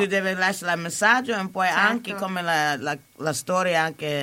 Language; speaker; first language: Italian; non-native, learner; English